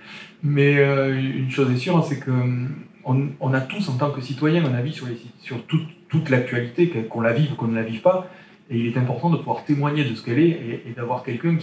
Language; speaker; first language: French; native; French